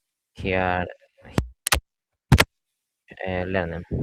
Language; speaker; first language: German; non-native, learner; Spanish